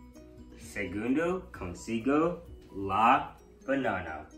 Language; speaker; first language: Spanish; non-native, learner; English